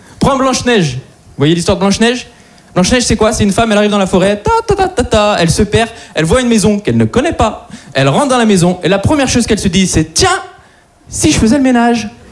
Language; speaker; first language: French; native; French